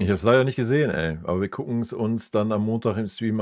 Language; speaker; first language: German; native; German